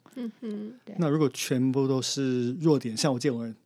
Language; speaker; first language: Chinese; non-native, fluent; English